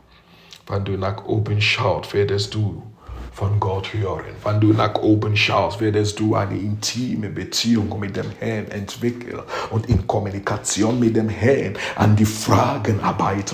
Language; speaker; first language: German; non-native, fluent; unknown